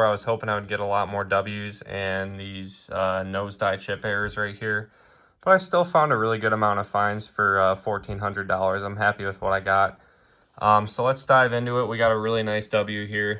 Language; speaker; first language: English; native; English